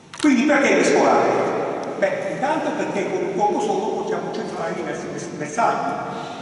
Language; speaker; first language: Italian; native; Italian